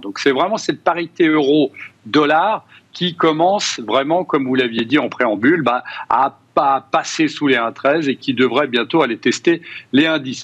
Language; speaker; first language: French; native; French